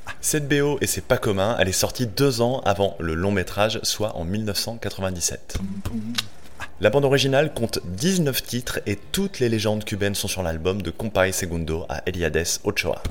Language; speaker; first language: French; native; French